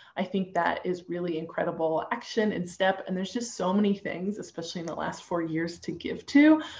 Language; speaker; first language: English; native; English